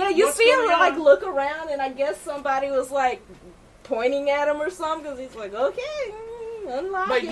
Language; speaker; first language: English; native; English